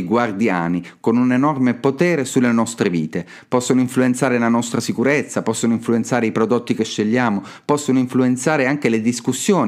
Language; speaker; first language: Italian; native; Italian